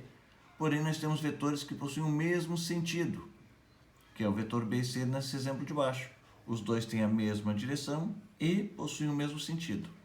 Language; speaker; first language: Portuguese; native; Portuguese